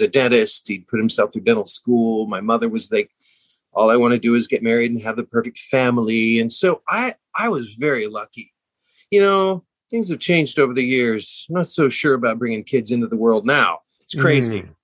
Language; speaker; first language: English; native; English